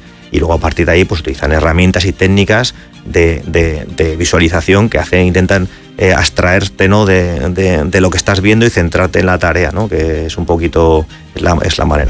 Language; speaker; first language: Spanish; native; Spanish